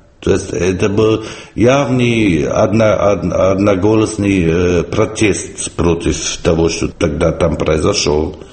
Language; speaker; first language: Russian; non-native, fluent; German